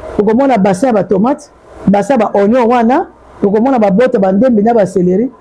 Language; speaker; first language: Lingala; native; Lingala